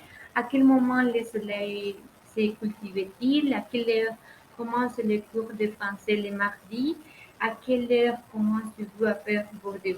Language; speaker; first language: French; non-native, learner; Spanish